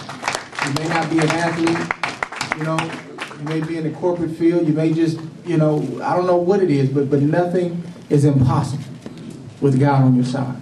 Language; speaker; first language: English; native; English